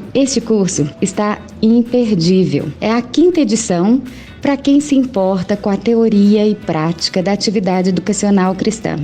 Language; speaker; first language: Portuguese; native; Portuguese